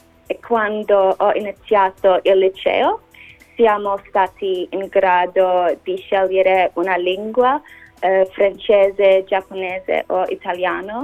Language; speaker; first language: Italian; non-native, learner; English